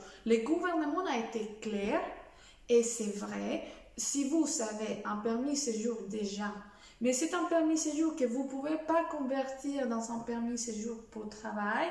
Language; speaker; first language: French; non-native, fluent; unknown